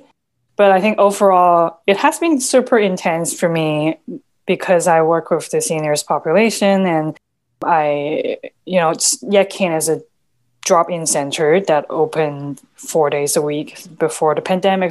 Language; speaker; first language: English; non-native, local second language; Cantonese